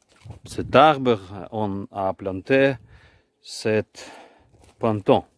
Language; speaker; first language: French; non-native, learner; Ukrainian